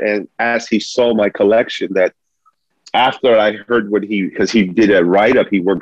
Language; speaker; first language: English; early bilingual, other home language; Spanish